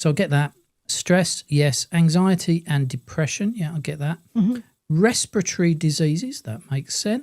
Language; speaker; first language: English; native; English